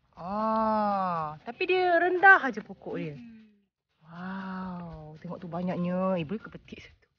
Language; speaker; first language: Malay; native; Malay